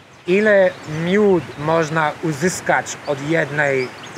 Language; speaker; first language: Polish; non-native, learner; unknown